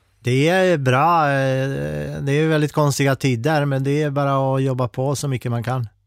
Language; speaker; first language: Swedish; non-native, fluent; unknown